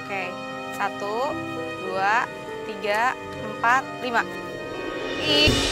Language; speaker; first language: Indonesian; native; Indonesian